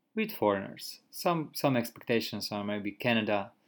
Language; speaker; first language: English; non-native, fluent; Croatian